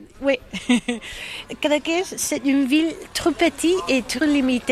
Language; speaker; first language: French; non-native, learner; Catalan